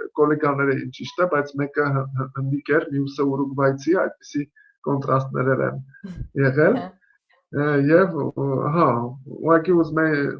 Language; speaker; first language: Armenian; native; Armenian